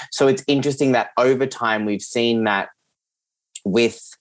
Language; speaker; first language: English; early bilingual, other home language; Serbian